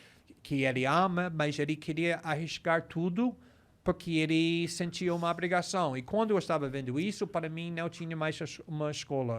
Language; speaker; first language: Portuguese; non-native, fluent; English